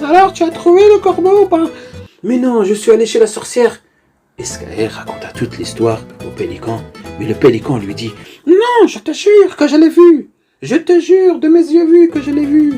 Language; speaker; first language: French; native; French